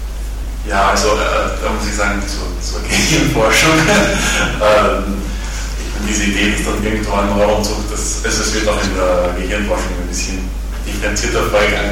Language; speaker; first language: German; native; German